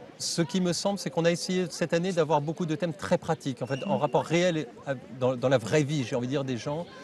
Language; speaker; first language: French; native; French